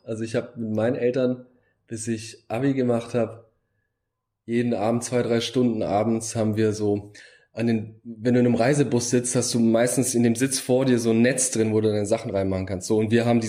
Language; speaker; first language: German; early bilingual, other home language; Bosnian